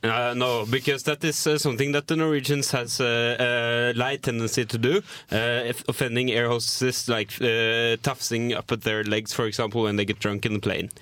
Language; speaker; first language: English; non-native, fluent; Norwegian